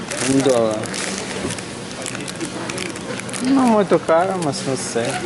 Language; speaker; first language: Portuguese; non-native, learner; Russian